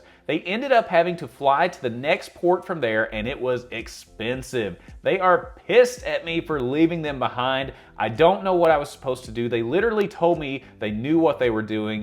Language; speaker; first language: English; native; English